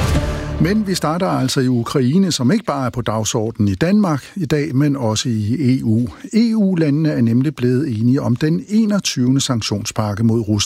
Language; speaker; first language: Danish; native; Danish